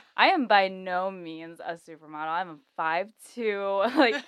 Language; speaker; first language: English; native; English